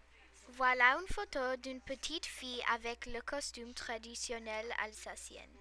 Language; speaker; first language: French; non-native, learner; English